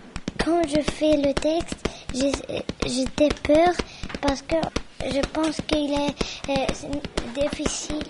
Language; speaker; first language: French; early bilingual, other home language; Arabic